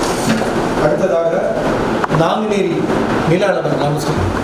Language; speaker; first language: Tamil; native; Tamil